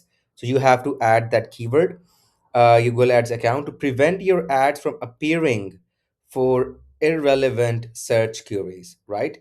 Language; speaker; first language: English; non-native, local second language; Urdu